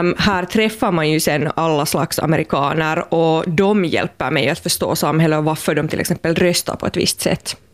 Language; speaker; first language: Swedish; native; Swedish